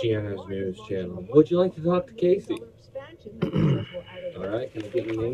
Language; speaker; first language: English; native; English